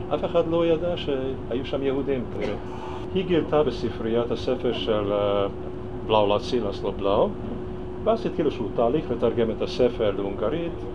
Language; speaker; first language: Hebrew; non-native, fluent; Hungarian